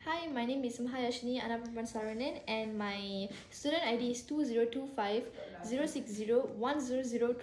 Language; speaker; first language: English; non-native, learner; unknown